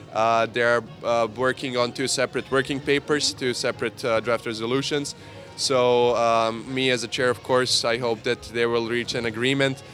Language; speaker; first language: English; non-native, fluent; Serbian